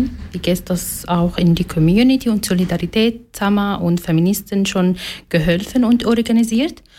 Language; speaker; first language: German; non-native, learner; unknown